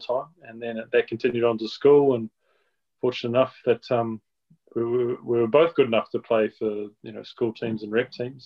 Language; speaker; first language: English; native; English